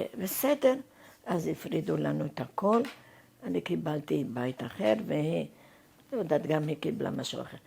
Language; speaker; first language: Hebrew; non-native, fluent; Arabic